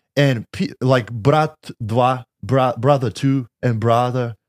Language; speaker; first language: English; non-native, learner; Russian